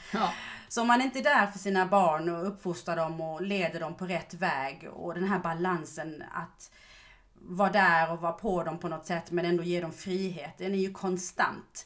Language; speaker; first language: Swedish; native; Swedish